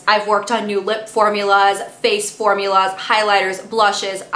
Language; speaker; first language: English; native; English